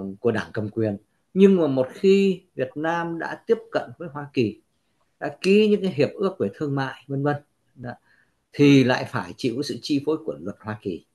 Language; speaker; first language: Vietnamese; native; Vietnamese